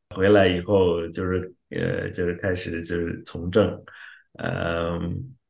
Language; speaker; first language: Chinese; non-native, fluent; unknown